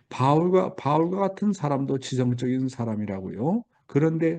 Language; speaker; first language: Korean; native; Korean